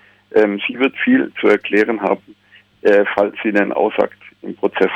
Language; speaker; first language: German; native; German